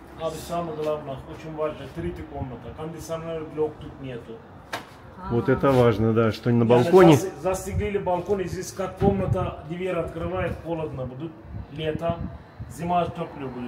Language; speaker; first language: Russian; non-native, learner; Turkish